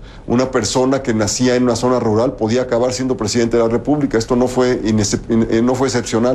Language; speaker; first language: Spanish; native; Spanish